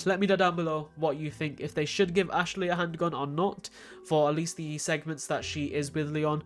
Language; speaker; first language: English; native; English